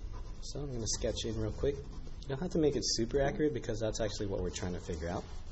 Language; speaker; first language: English; native; English